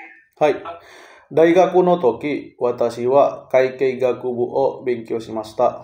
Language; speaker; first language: Japanese; non-native, learner; Indonesian